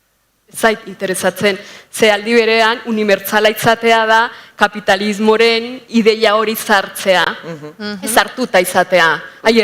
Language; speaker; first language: Basque; non-native, fluent; Spanish